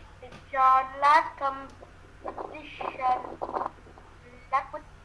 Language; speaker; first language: English; non-native, learner; Vietnamese